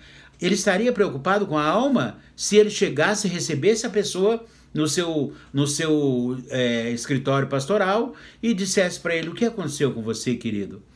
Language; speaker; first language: Portuguese; native; Portuguese